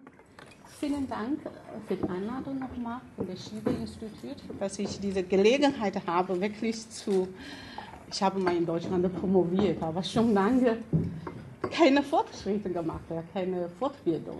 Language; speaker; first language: German; non-native, fluent; Chinese